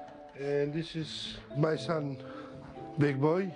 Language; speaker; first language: English; non-native, learner; Romanian